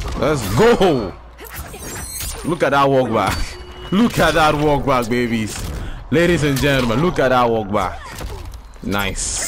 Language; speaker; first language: English; native; English